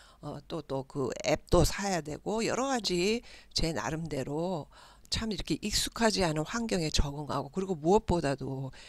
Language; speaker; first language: Korean; native; Korean